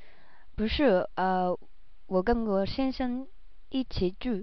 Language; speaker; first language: Chinese; non-native, learner; Japanese